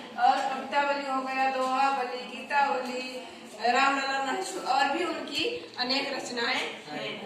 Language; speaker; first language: Hindi; native; Hindi